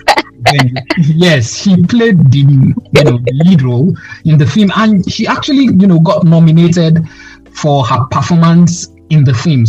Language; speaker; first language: English; non-native, local second language; Yoruba